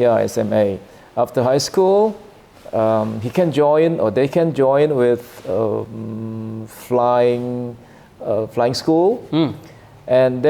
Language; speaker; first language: English; non-native, learner; Indonesian